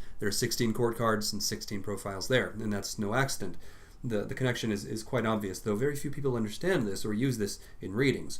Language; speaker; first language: English; native; English